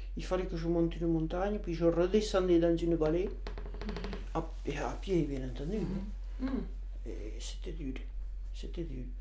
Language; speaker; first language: French; non-native, local second language; Occitan